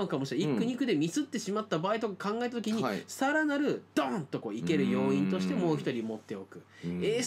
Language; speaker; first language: Japanese; native; Japanese